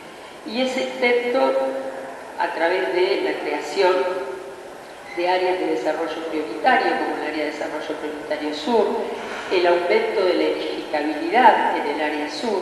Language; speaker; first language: Spanish; native; Spanish